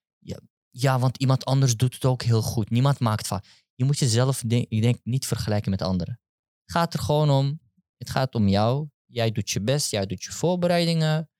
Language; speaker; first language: Dutch; early bilingual, other home language; Turkish